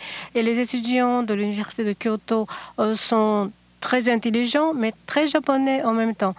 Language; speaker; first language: French; non-native, fluent; Japanese